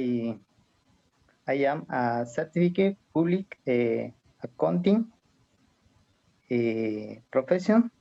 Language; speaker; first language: English; non-native, learner; Spanish